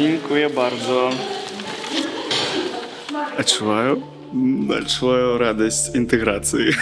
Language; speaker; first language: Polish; non-native, learner; Russian